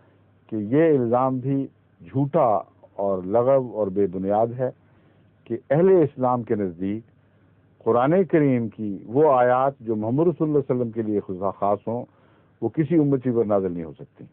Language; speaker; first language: Urdu; native; Urdu